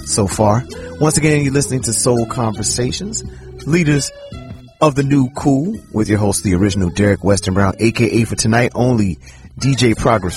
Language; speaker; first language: English; native; English